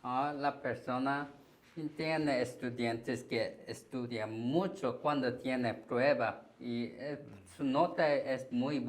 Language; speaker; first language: Spanish; non-native, learner; Korean